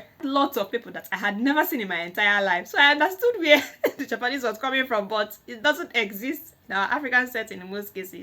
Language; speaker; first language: English; non-native, local second language; Igbo